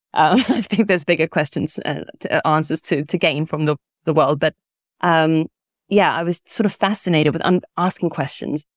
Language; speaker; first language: English; early bilingual, other home language; Italian